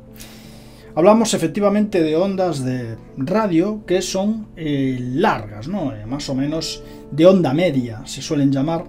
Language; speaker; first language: Spanish; native; Spanish